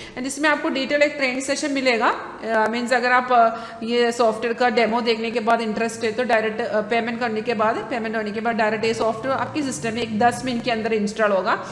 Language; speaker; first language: Hindi; non-native, local second language; Malayalam